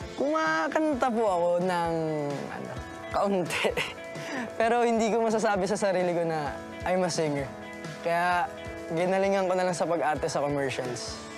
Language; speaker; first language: Filipino; native; Filipino